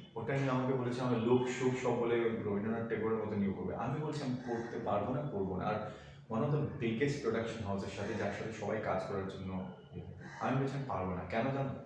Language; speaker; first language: Bangla; early bilingual, heritage; Bangla